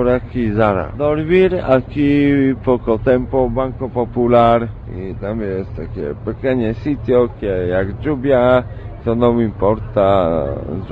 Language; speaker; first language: Spanish; non-native, learner; Polish